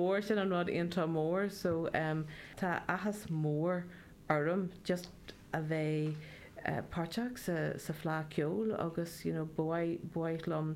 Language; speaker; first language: Irish; non-native, local second language; English